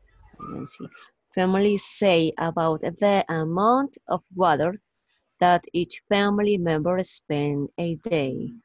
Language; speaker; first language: English; non-native, learner; Spanish